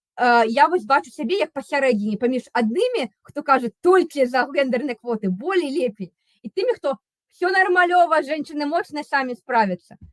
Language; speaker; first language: Belarusian; non-native, local second language; Russian